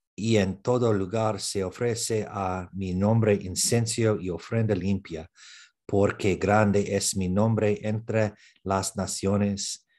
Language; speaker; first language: Spanish; non-native, learner; English